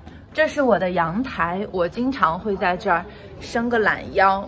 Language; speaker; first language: Chinese; native; Chinese